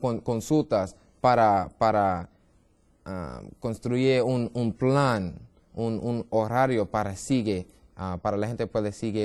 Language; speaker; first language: Spanish; non-native, learner; English